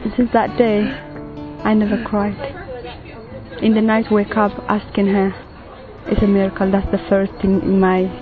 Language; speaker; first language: English; non-native, fluent; Tigrinya